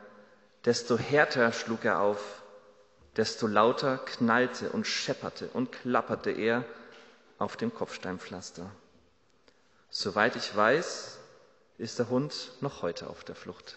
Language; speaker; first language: German; native; German